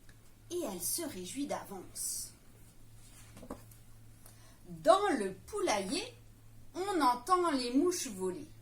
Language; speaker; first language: French; native; French